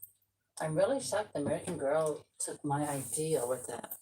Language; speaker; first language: English; native; English